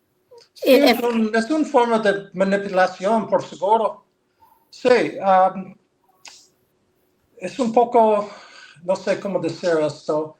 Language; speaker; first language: Spanish; non-native, learner; English